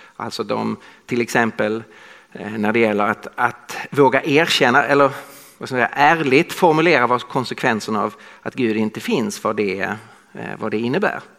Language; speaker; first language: Swedish; native; Swedish